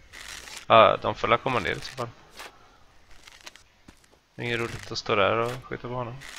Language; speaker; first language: Swedish; native; Swedish